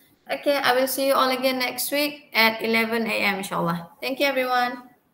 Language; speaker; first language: English; non-native, local second language; Malay